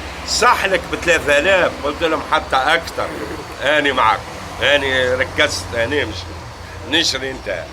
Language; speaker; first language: Arabic; native; Arabic